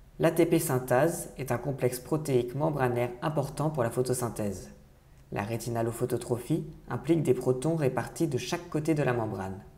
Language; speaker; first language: French; native; French